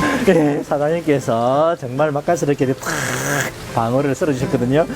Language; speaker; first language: Korean; native; Korean